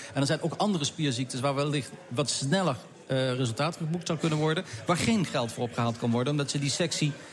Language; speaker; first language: Dutch; native; Dutch